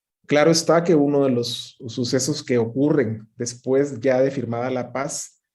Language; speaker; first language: Spanish; native; Spanish